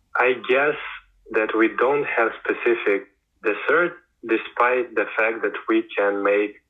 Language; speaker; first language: English; non-native, fluent; Ukrainian